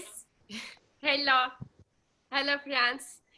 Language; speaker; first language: English; non-native, learner; Turkish